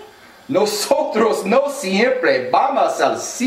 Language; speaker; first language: Spanish; non-native, learner; English